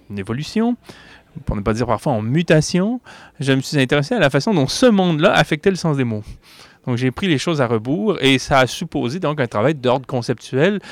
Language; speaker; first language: French; native; French